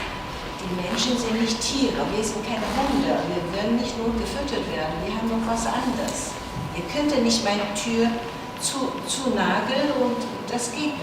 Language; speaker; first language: German; non-native, fluent; Chinese